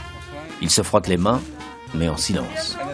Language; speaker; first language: French; native; French